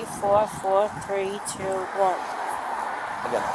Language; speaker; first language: English; native; English